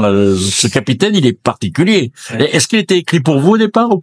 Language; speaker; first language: French; native; French